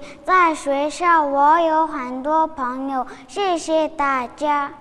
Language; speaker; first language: Chinese; non-native, learner; Mongolian